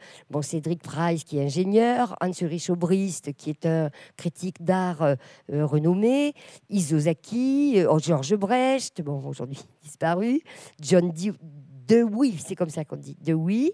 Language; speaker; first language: French; native; French